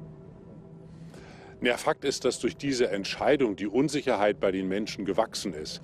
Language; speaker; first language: German; native; German